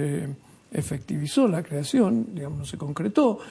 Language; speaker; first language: Spanish; native; Spanish